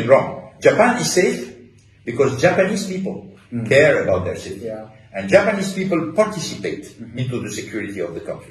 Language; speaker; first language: English; non-native, fluent; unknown